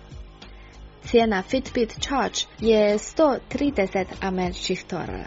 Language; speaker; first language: Croatian; non-native, fluent; Chinese